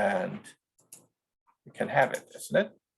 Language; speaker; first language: English; non-native, fluent; Korean